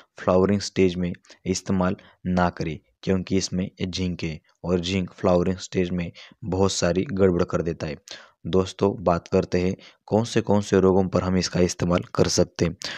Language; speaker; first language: Hindi; non-native, local second language; Marathi